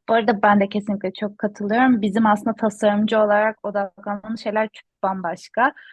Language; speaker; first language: Turkish; native; Turkish